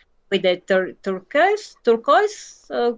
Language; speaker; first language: English; non-native, learner; Spanish